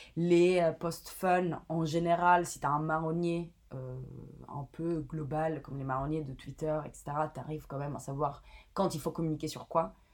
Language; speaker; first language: French; non-native, fluent; Italian